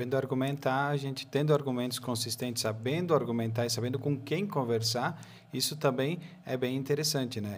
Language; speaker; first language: Portuguese; native; Portuguese